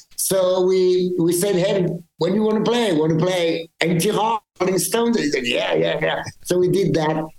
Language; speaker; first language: English; early bilingual, other home language; French